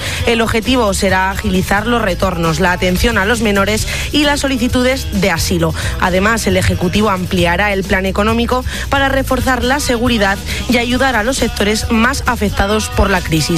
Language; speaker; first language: Spanish; native; Spanish